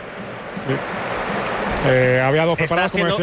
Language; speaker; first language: Spanish; native; Spanish